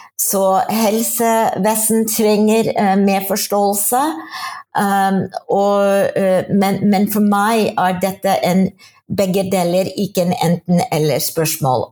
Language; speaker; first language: Norwegian; non-native, fluent; English